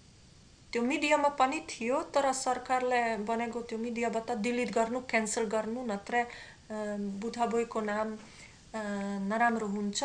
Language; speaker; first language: Nepali; non-native, learner; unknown